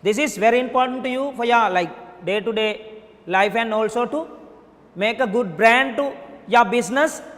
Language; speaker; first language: English; non-native, local second language; Sinhala